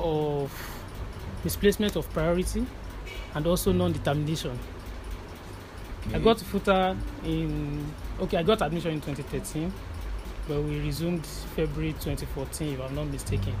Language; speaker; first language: English; non-native, local second language; Yoruba